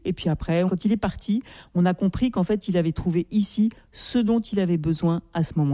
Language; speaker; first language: French; native; French